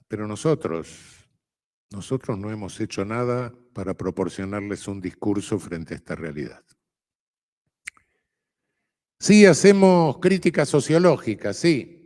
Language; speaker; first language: Spanish; native; Spanish